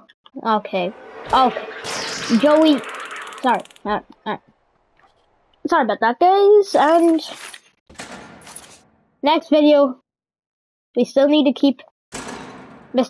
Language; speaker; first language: English; native; English